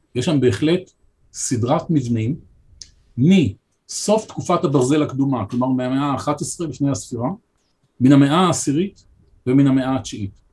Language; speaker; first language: Hebrew; native; Hebrew